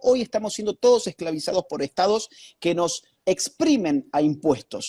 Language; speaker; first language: Spanish; native; Spanish